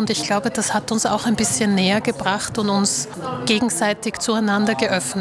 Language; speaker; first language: German; early bilingual, other home language; Slovak